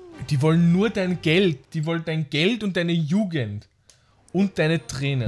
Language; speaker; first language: German; native; German